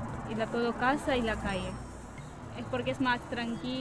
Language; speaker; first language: Spanish; non-native, learner; Punjabi